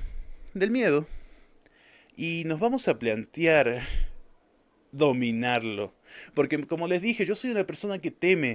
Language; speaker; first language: Spanish; native; Spanish